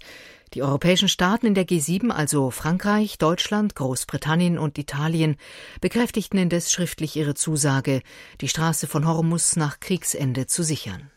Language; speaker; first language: German; native; German